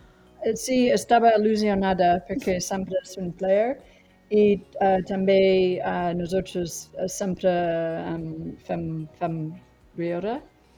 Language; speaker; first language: Catalan; non-native, learner; English